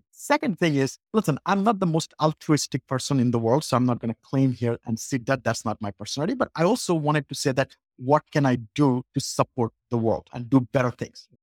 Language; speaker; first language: English; non-native, local second language; Bangla